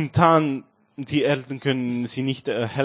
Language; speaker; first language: German; non-native, learner; Romanian